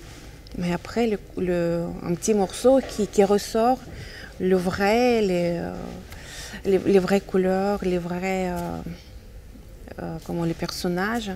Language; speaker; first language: French; non-native, fluent; Russian